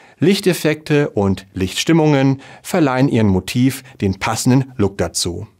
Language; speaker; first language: German; native; German